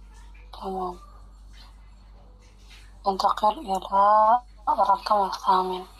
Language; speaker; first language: Arabic; non-native, fluent; Indonesian